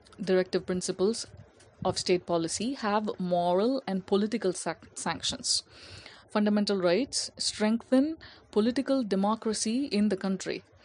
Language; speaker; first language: English; non-native, local second language; Tamil